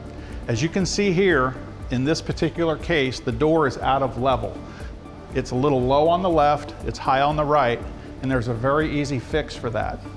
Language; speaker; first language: English; native; English